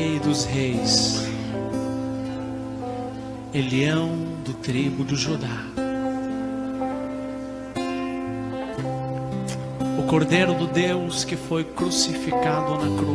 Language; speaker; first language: Portuguese; non-native, fluent; Arabic